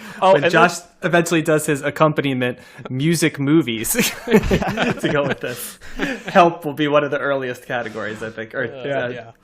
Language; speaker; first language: English; native; English